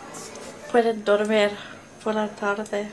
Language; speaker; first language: Spanish; non-native, learner; English